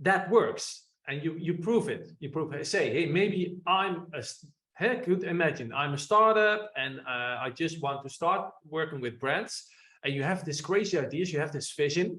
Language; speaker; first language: English; non-native, fluent; Dutch